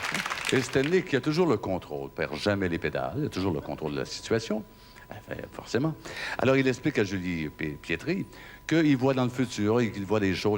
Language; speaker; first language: French; native; French